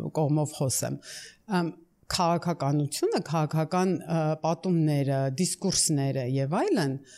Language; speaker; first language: Armenian; early bilingual, heritage; Armenian